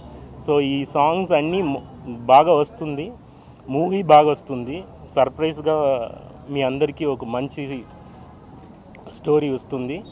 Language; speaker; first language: Telugu; non-native, learner; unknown